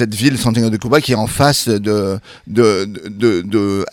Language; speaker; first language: French; native; French